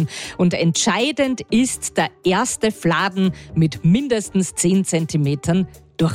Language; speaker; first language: German; native; German